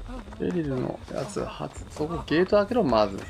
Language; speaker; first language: Japanese; native; Japanese